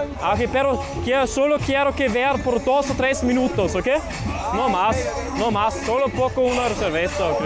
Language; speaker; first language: Spanish; non-native, learner; German